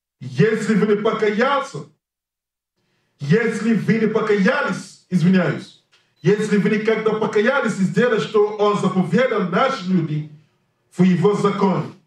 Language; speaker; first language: Russian; non-native, learner; English